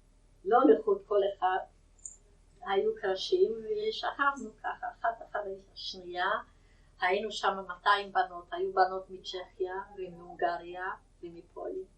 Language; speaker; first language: Hebrew; non-native, fluent; Yiddish